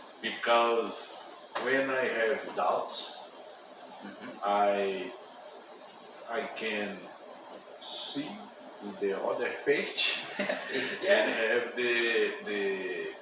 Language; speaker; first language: English; non-native, learner; Portuguese